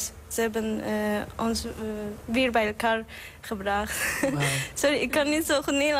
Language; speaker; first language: Dutch; non-native, learner; Persian